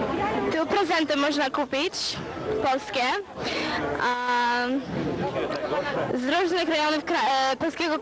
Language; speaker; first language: Polish; early bilingual, heritage; Polish